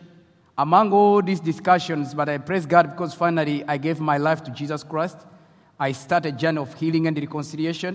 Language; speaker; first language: English; non-native, local second language; French